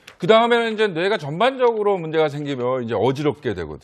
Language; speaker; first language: Korean; native; Korean